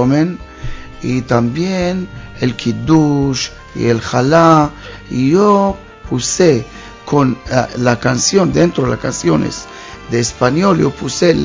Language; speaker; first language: Spanish; non-native, learner; Hebrew